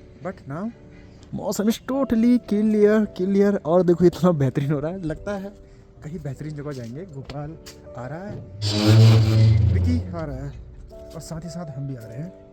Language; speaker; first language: Hindi; native; Hindi